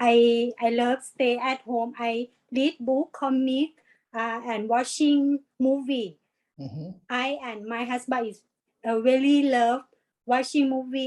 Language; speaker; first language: English; non-native, learner; Thai